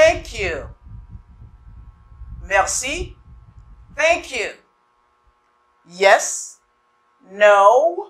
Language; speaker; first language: English; non-native, fluent; Haitian Creole